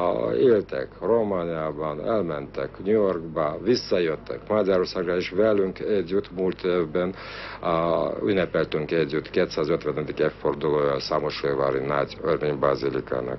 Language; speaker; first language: Hungarian; non-native, fluent; Armenian